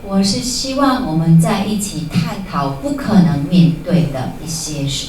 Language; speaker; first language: Chinese; native; Chinese